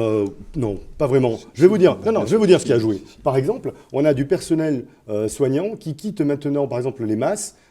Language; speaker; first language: French; native; French